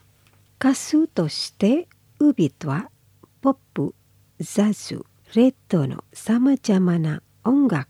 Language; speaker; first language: Japanese; non-native, fluent; Indonesian